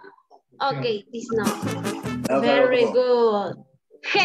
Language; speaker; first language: English; non-native, learner; Spanish